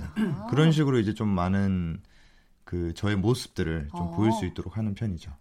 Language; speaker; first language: Korean; native; Korean